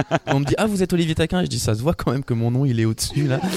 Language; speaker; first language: French; native; French